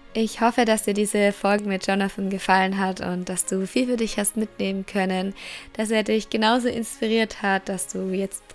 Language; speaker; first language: German; native; German